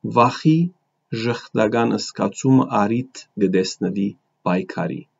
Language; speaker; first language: Armenian; early bilingual, heritage; Armenian